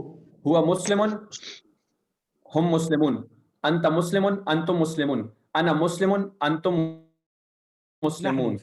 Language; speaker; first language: Arabic; non-native, learner; Urdu